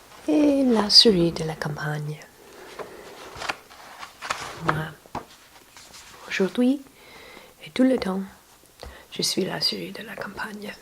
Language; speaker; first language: French; non-native, learner; English